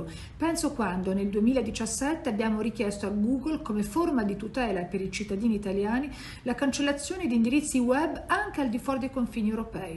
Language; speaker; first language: Italian; native; Italian